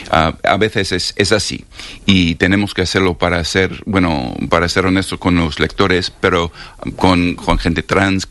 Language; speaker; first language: Spanish; non-native, fluent; English